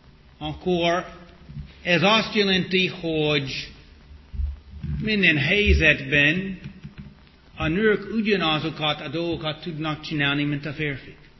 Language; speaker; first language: Hungarian; non-native, fluent; English